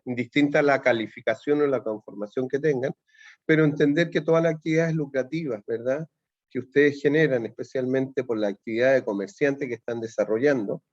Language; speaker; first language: Spanish; native; Spanish